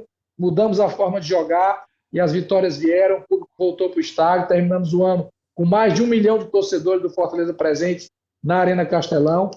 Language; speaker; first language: Portuguese; native; Portuguese